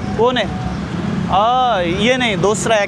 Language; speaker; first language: Hindi; non-native, learner; Bangla